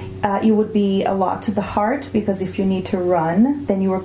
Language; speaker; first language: English; non-native, fluent; Portuguese